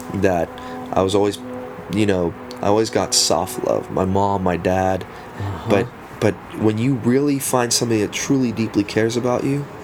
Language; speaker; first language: English; early bilingual, other home language; Afrikaans